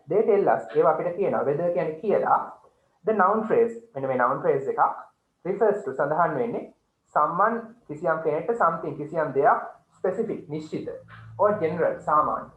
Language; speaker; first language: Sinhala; native; Sinhala